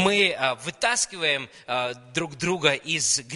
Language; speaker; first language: Russian; native; Russian